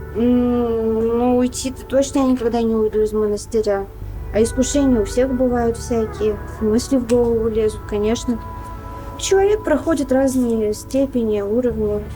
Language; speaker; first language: Russian; native; Russian